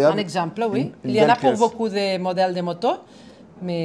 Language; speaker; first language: French; non-native, fluent; Spanish